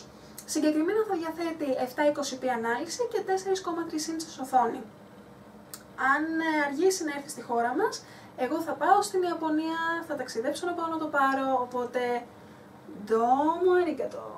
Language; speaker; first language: Greek; native; Greek